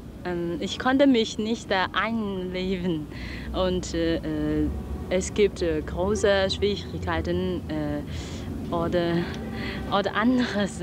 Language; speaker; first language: German; non-native, learner; Chinese